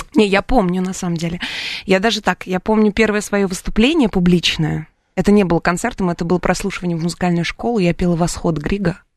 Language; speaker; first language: Russian; native; Russian